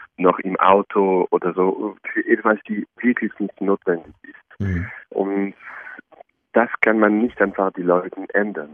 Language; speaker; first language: German; non-native, fluent; French